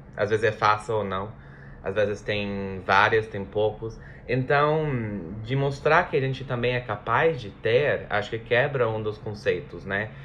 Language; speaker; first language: Portuguese; non-native, fluent; English